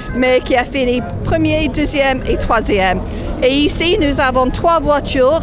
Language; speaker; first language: French; non-native, fluent; English